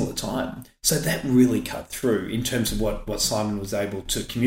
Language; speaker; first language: English; native; English